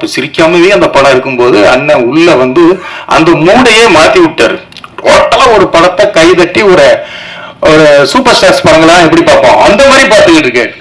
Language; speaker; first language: Tamil; native; Tamil